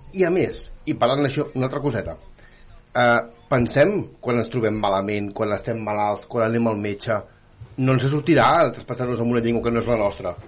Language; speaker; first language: Catalan; native; Catalan